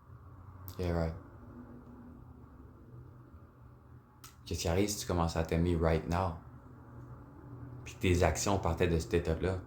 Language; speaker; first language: French; native; French